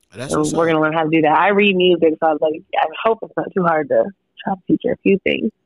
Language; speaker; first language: English; native; English